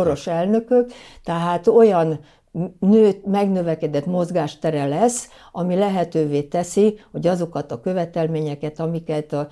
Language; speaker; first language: Hungarian; native; Hungarian